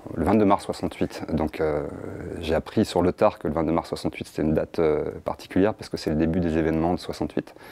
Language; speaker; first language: French; native; French